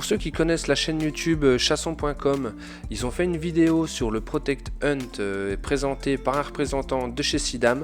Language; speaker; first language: French; native; French